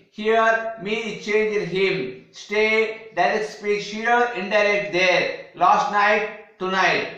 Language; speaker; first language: English; non-native, local second language; Telugu